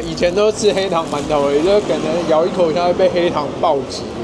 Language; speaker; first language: Chinese; native; Chinese